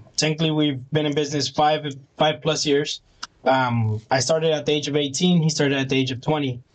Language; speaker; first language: English; early bilingual, other home language; Spanish